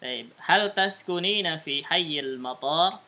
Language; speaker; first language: Arabic; non-native, fluent; Indonesian